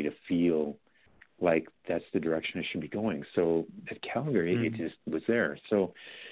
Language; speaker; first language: English; native; English